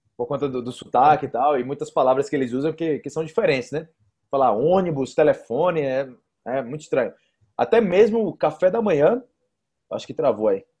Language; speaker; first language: Portuguese; native; Portuguese